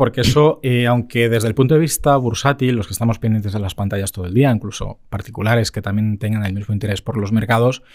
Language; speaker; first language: Spanish; native; Spanish